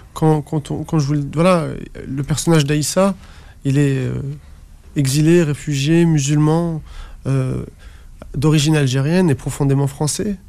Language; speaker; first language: French; early bilingual, other home language; Arabic